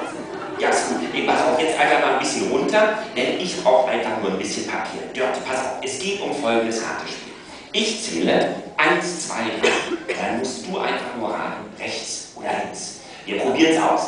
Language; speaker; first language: German; native; German